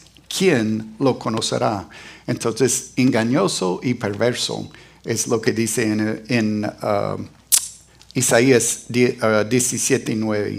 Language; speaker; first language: Spanish; non-native, fluent; English